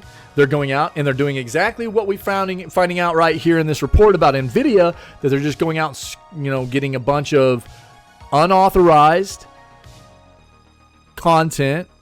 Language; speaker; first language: English; native; English